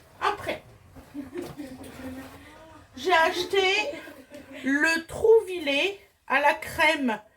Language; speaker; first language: French; native; French